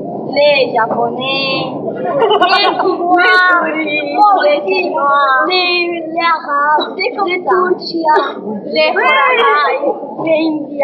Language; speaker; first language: French; non-native, learner; Romanian